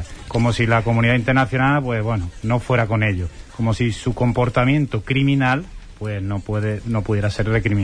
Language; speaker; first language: Spanish; native; Spanish